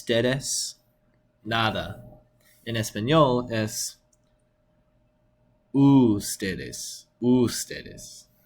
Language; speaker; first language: Spanish; non-native, learner; English